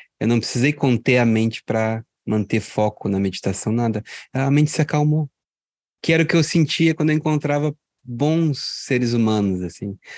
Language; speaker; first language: Portuguese; native; Portuguese